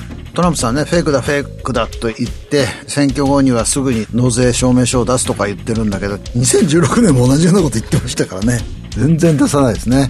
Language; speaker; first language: Japanese; native; Japanese